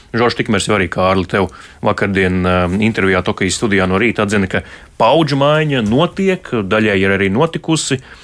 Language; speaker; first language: Latvian; native; Latvian